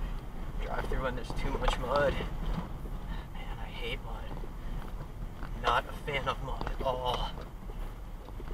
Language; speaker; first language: English; native; English